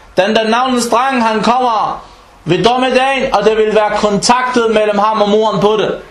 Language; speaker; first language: Danish; non-native, fluent; Arabic